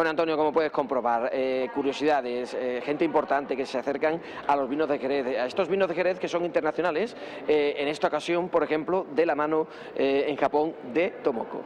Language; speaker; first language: Spanish; native; Spanish